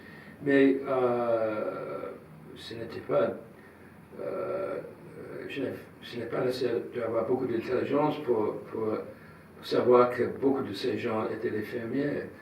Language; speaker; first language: French; non-native, fluent; English